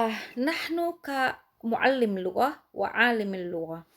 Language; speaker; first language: Arabic; non-native, fluent; Indonesian